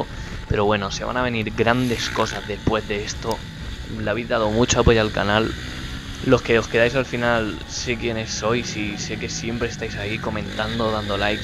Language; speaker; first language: Spanish; native; Spanish